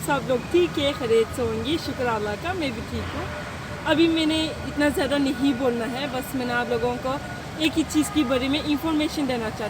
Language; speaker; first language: Hindi; non-native, fluent; Turkish